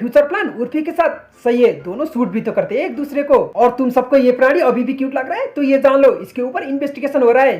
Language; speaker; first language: Hindi; native; Hindi